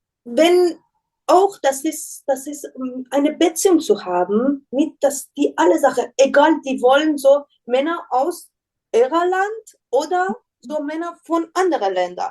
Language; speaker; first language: German; non-native, learner; Persian